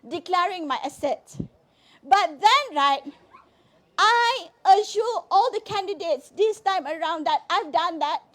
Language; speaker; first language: English; non-native, local second language; Malay